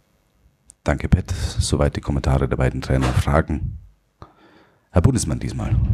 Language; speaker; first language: German; native; German